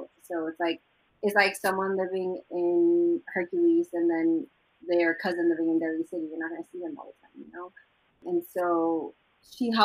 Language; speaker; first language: English; native; English